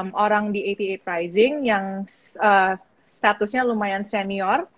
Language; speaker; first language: Indonesian; native; Indonesian